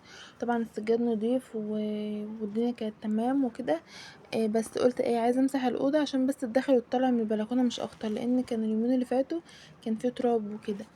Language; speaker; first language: Arabic; native; Arabic